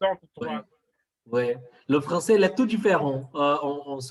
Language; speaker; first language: French; non-native, fluent; Portuguese